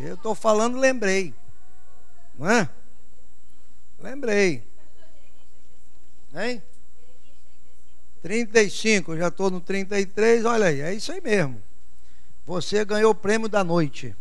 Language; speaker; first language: Portuguese; native; Portuguese